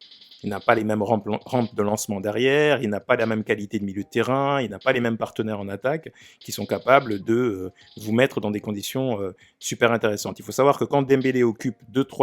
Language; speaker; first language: French; native; French